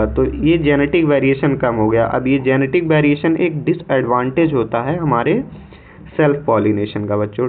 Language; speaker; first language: Hindi; native; Hindi